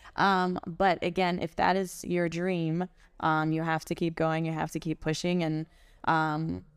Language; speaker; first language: English; early bilingual, other home language; German